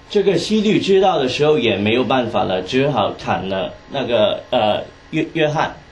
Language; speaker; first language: Chinese; non-native, local second language; Cantonese